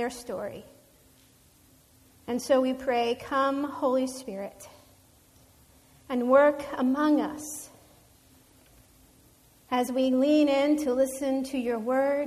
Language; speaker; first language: English; native; English